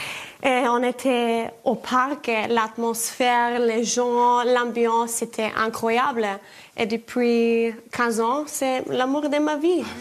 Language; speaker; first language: French; non-native, learner; German